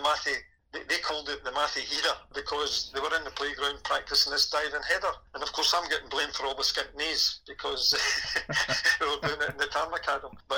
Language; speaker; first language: English; native; English